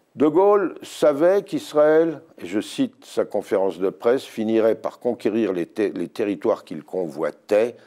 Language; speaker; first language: French; native; French